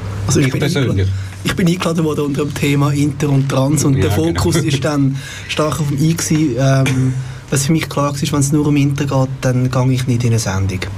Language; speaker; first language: German; native; German